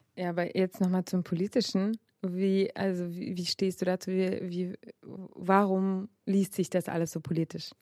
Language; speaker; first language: German; native; German